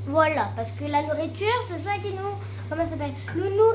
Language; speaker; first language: French; early bilingual, other home language; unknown